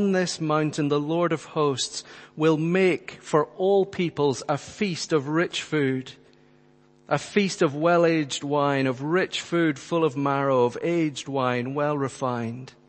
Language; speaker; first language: English; native; English